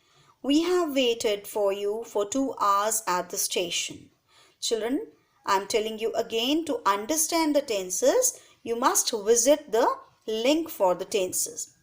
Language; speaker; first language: English; non-native, local second language; Hindi